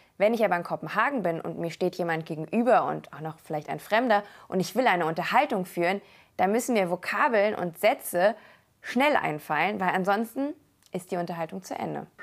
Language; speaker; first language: German; native; German